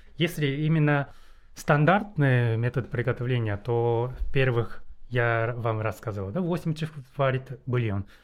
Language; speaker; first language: Russian; non-native, learner; Japanese